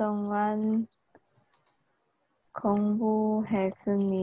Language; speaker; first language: Korean; non-native, learner; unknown